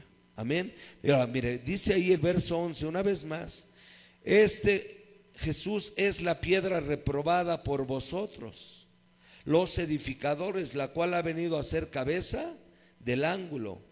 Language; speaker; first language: Spanish; native; Spanish